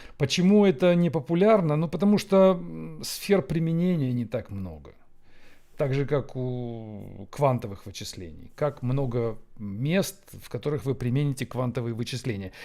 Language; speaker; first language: Russian; native; Russian